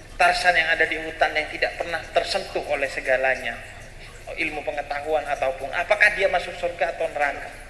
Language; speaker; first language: Indonesian; non-native, local second language; Madurese